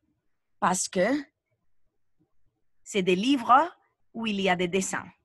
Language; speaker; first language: French; non-native, fluent; Spanish